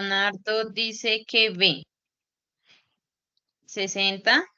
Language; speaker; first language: Spanish; native; Spanish